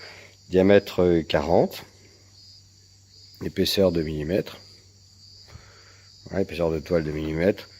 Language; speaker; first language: French; native; French